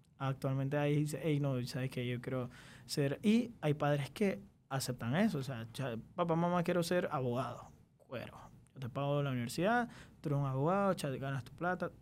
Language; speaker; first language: Spanish; early bilingual, other home language; Chinese